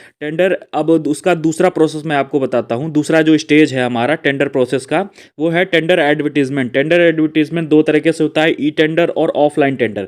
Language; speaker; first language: Hindi; native; Hindi